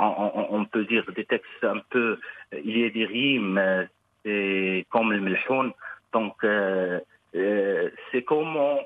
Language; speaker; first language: French; non-native, local second language; Arabic